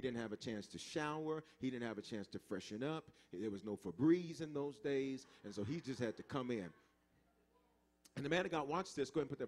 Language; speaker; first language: English; native; English